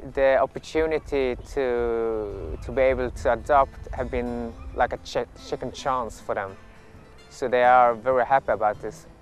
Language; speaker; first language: English; early bilingual, other home language; Swedish